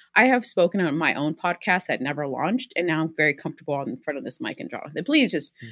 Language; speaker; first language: English; early bilingual, other home language; Spanish